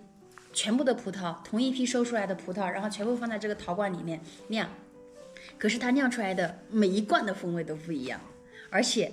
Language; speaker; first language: Chinese; native; Chinese